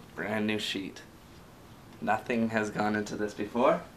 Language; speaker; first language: English; native; English